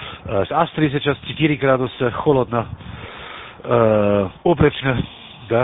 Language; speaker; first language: Russian; non-native, learner; German